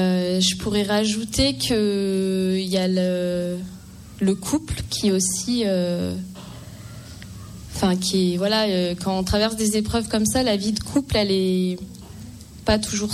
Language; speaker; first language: French; native; French